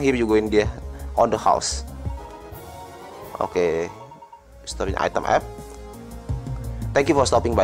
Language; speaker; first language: English; non-native, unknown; Indonesian